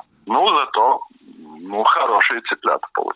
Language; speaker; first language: Russian; non-native, local second language; Latvian